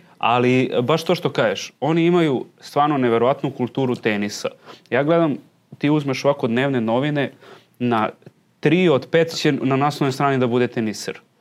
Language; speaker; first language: Serbian; native; Serbian